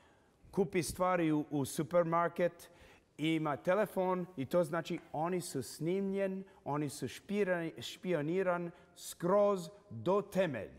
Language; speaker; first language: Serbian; early bilingual, heritage; English